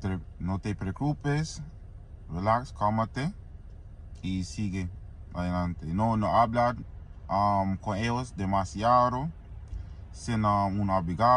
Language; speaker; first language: Spanish; non-native, learner; English